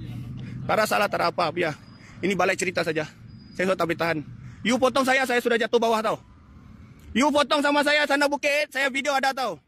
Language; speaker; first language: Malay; non-native, local second language; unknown